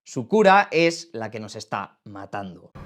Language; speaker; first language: Spanish; native; Spanish